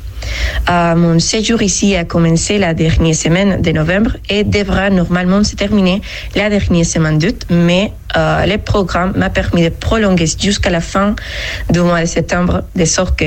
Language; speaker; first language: French; non-native, fluent; Spanish